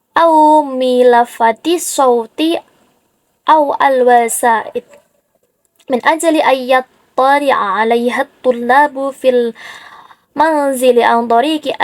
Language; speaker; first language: Arabic; non-native, learner; Indonesian